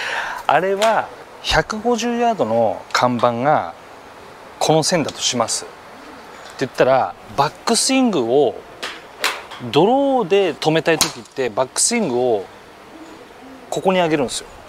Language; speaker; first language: Japanese; native; Japanese